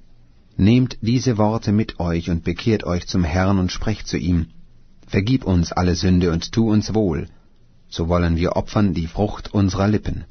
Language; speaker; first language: German; native; German